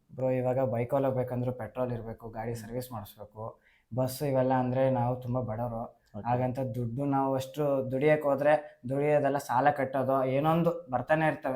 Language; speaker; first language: Kannada; native; Kannada